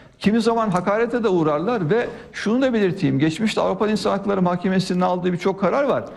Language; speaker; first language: Turkish; native; Turkish